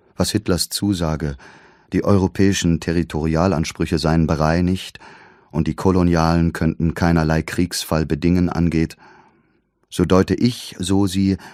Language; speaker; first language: German; native; German